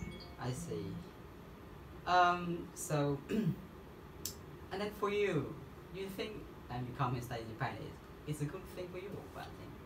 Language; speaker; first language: English; non-native, fluent; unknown